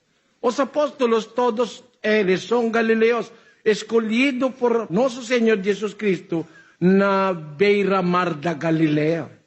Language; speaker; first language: Portuguese; non-native, learner; Filipino